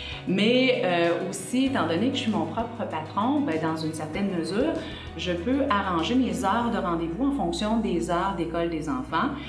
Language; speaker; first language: French; native; French